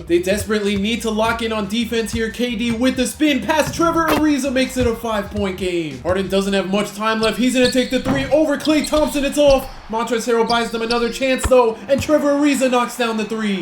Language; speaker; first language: English; native; English